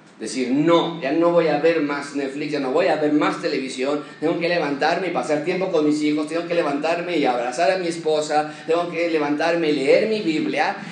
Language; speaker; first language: Spanish; native; Spanish